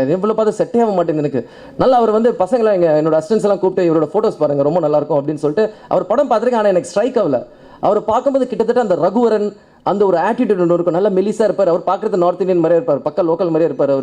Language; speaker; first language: Tamil; native; Tamil